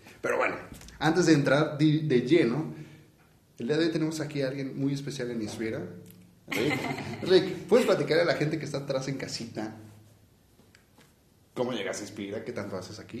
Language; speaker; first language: Spanish; native; Spanish